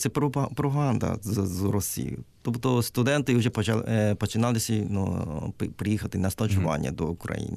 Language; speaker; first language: Ukrainian; non-native, learner; Japanese